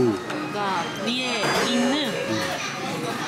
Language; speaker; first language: Korean; non-native, learner; Japanese